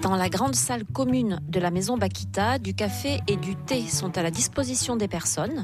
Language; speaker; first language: French; native; French